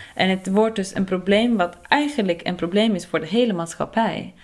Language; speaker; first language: Dutch; non-native, fluent; Norwegian